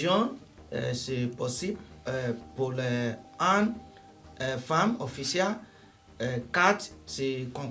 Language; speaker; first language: French; non-native, learner; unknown